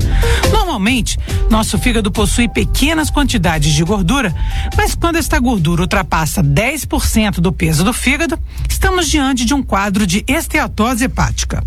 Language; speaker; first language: Portuguese; native; Portuguese